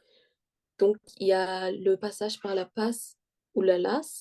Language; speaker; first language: French; early bilingual, heritage; French